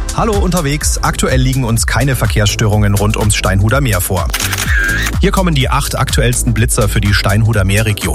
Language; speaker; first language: German; native; German